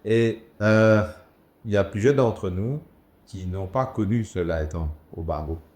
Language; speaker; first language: French; non-native, local second language; Morisyen